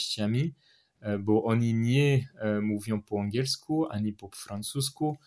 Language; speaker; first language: Polish; non-native, learner; French